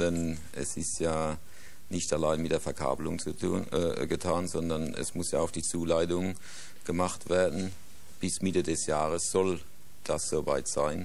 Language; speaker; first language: German; native; German